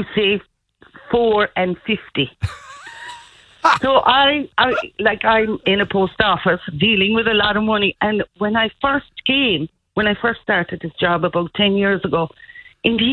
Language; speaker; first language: English; non-native, fluent; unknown